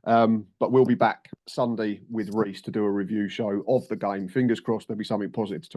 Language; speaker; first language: English; native; English